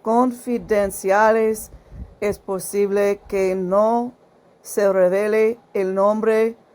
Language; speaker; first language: Spanish; non-native, learner; English